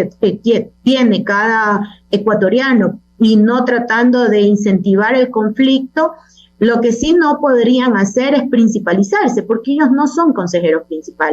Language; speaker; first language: Spanish; native; Spanish